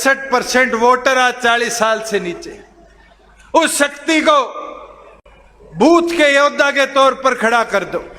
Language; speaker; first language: Hindi; native; Hindi